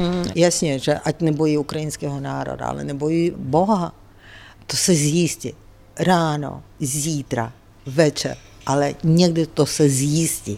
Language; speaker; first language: Czech; non-native, fluent; Ukrainian